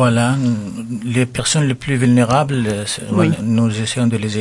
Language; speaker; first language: French; non-native, local second language; Arabic